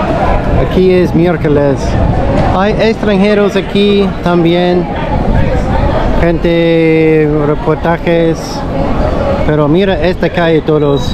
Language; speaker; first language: Spanish; non-native, learner; English